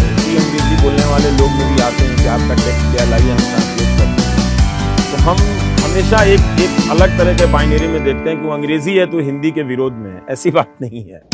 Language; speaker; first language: Hindi; non-native, local second language; Bhojpuri